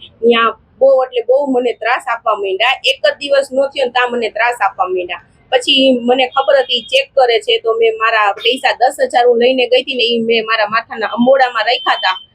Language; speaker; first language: Gujarati; native; Gujarati